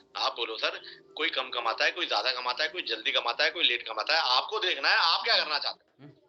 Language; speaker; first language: Hindi; native; Hindi